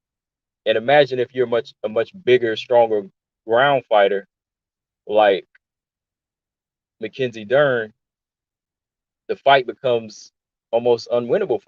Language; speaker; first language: English; native; English